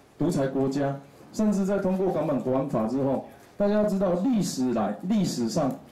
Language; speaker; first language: Chinese; non-native, local second language; Min Nan Chinese